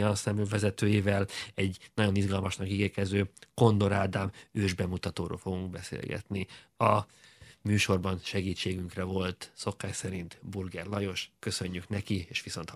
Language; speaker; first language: Hungarian; native; Hungarian